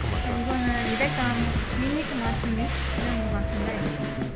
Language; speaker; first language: Korean; non-native, learner; German